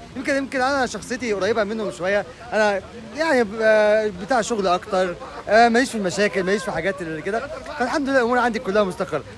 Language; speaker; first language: Egyptian Arabic; early bilingual, heritage; Arabic